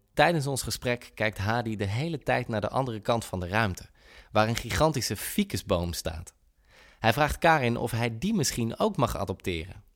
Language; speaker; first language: Dutch; native; Dutch